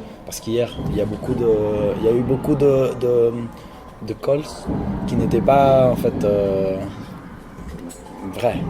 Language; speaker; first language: French; non-native, local second language; Spanish